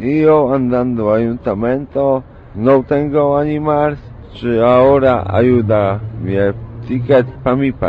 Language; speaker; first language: Spanish; non-native, learner; Polish